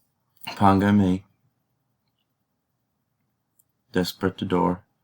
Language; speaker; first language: Spanish; non-native, learner; English